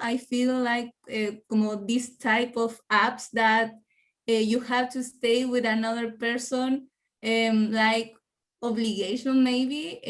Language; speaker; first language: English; non-native, learner; Spanish